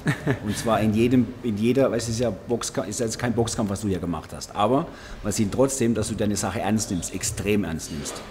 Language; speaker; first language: German; native; German